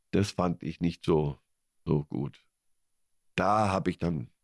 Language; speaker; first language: German; early bilingual, other home language; Polish